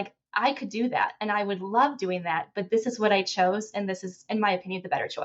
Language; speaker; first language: English; native; English